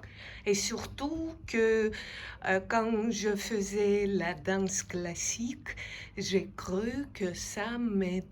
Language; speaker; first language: French; non-native, fluent; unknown